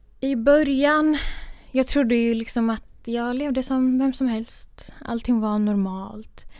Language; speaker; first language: Swedish; early bilingual, other home language; Kurdish